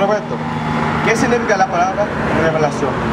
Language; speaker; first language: Spanish; non-native, fluent; English